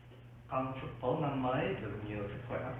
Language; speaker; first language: Vietnamese; early bilingual, heritage; Vietnamese